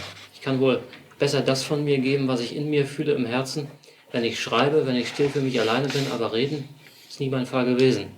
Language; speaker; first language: German; native; German